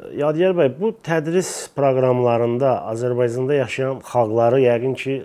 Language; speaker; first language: Azerbaijani; native; Azerbaijani